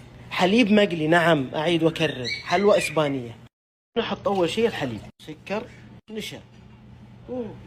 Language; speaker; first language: Arabic; native; Arabic